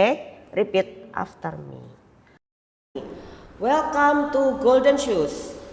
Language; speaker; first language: English; non-native, fluent; Indonesian